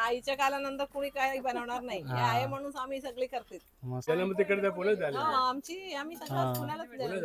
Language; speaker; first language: Marathi; non-native, learner; Malayalam